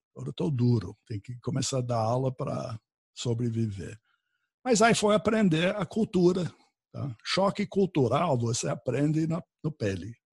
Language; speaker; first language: Portuguese; non-native, fluent; English